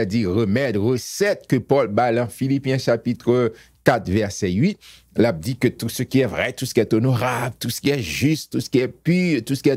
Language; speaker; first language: French; non-native, local second language; Haitian Creole